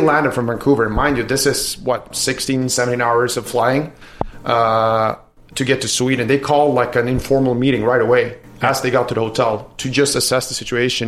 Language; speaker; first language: English; non-native, fluent; Swedish